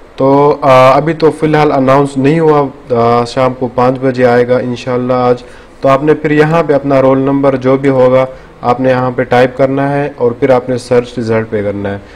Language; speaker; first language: Urdu; native; Urdu